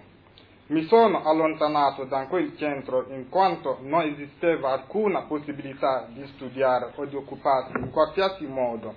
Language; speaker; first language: Italian; non-native, fluent; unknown